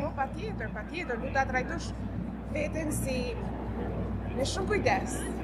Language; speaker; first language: Albanian; native; Albanian